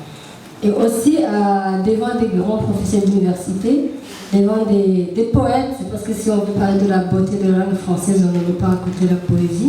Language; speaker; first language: French; non-native, local second language; Rundi